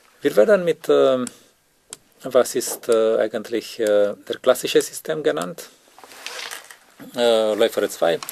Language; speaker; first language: German; non-native, learner; Romanian